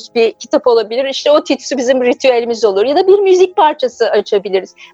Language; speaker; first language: Turkish; native; Turkish